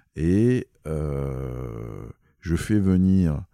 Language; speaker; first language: French; native; French